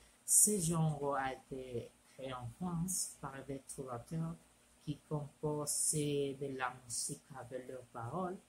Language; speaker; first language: French; non-native, learner; Spanish